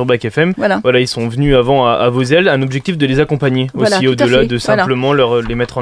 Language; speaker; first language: French; native; French